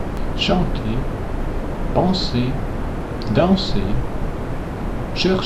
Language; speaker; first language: French; non-native, fluent; Russian